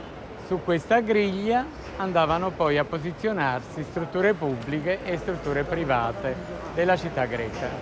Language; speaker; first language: Italian; native; Italian